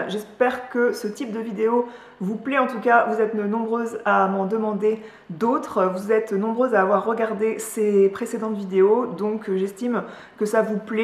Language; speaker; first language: French; native; French